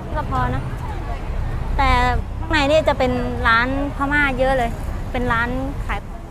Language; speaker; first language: Thai; non-native, fluent; Mon